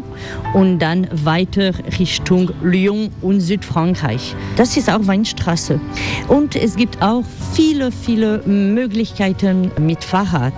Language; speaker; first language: German; non-native, fluent; French